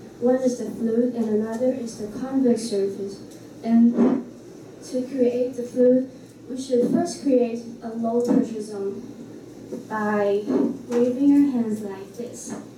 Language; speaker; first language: English; non-native, learner; Chinese